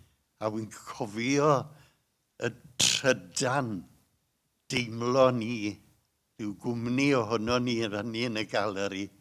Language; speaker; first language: Welsh; native; Welsh